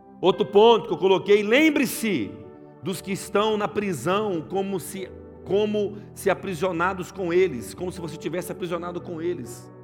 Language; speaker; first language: Portuguese; native; Portuguese